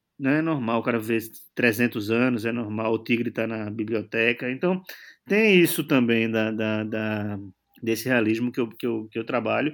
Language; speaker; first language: Portuguese; native; Portuguese